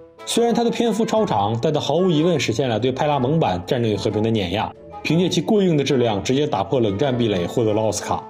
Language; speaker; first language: Chinese; native; Chinese